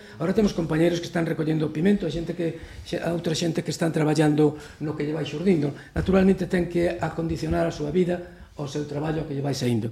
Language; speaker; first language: Galician; native; Galician